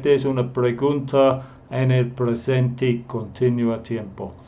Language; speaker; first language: Spanish; non-native, fluent; English